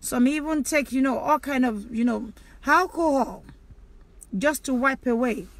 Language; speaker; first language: English; non-native, local second language; Yoruba